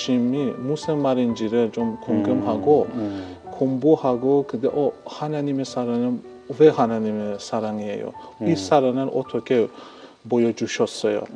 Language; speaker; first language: Korean; non-native, learner; Persian